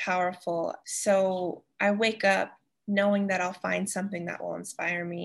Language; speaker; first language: English; native; English